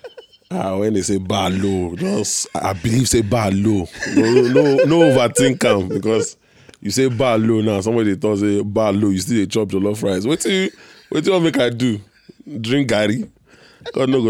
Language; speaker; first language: English; non-native, local second language; Igbo